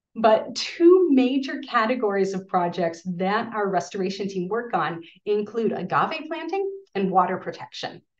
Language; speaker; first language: English; native; English